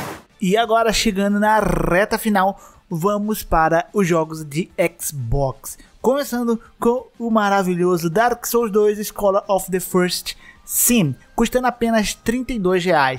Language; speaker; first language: Portuguese; native; Portuguese